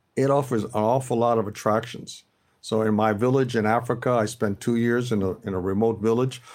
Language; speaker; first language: English; native; English